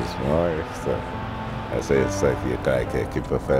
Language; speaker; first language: Dutch; non-native, fluent; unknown